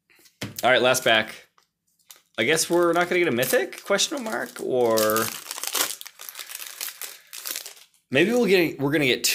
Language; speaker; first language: English; native; English